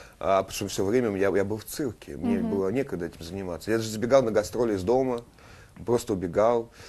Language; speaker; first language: Russian; native; Russian